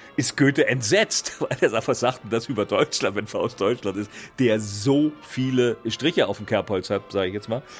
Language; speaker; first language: German; native; German